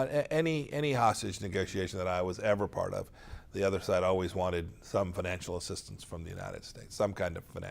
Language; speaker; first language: English; native; English